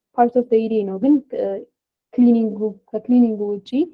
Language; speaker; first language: English; non-native, fluent; Amharic